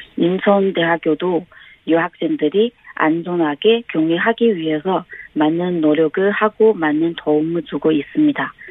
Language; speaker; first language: Korean; non-native, fluent; Chinese